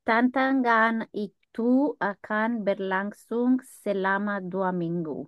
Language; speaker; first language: Indonesian; non-native, learner; English